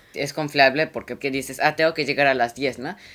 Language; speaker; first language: Spanish; native; Spanish